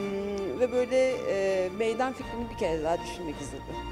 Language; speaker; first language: Turkish; native; Turkish